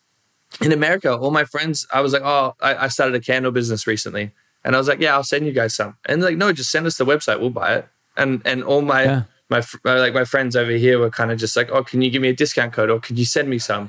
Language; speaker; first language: English; native; English